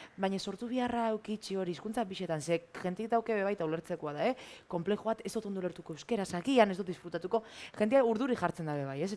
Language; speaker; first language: Basque; native; Basque